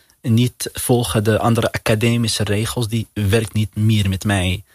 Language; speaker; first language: Dutch; non-native, learner; Arabic